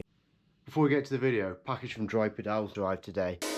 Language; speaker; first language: English; native; English